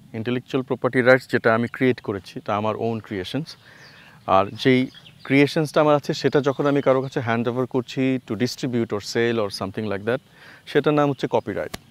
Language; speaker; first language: Bangla; native; Bangla